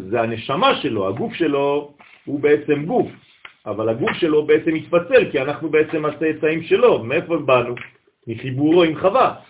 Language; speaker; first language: Hebrew; non-native, fluent; French